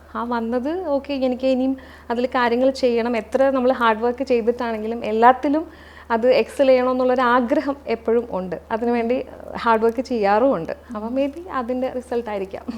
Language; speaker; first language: Malayalam; native; Malayalam